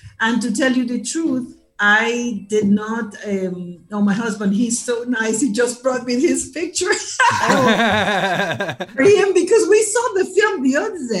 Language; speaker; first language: English; non-native, fluent; Spanish